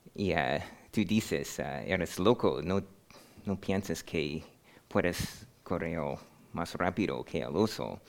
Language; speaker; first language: Spanish; non-native, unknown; English